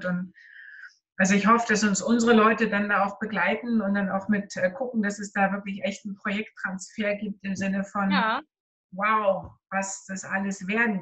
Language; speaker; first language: German; native; German